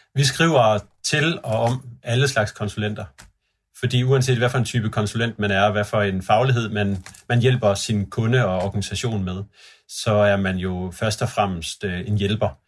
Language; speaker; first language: Danish; native; Danish